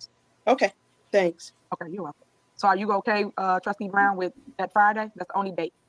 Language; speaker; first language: English; native; English